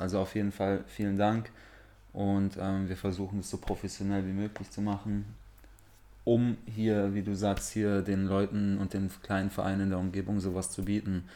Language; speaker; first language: German; native; German